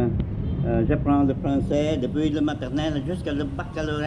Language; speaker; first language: French; non-native, learner; Vietnamese